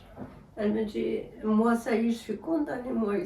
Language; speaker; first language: French; non-native, fluent; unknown